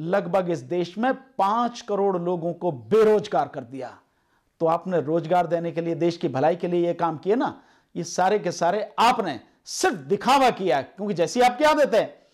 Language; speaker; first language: Hindi; native; Hindi